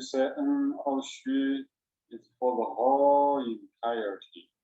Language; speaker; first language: English; non-native, learner; Chinese